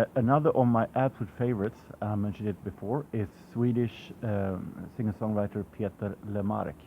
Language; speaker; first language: English; non-native, fluent; Swedish